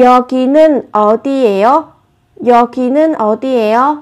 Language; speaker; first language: Korean; non-native, fluent; Vietnamese